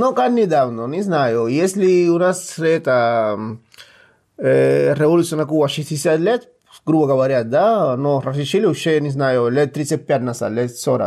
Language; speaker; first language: Russian; non-native, fluent; Spanish